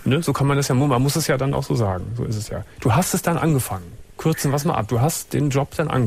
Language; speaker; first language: German; native; German